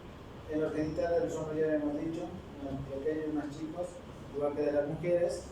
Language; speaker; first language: Spanish; native; Spanish